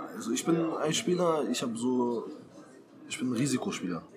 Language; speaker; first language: German; native; German